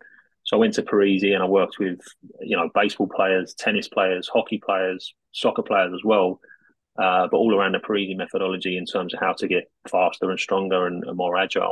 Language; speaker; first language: English; native; English